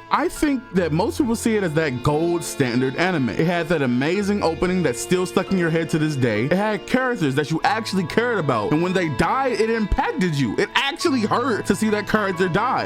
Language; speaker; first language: English; native; English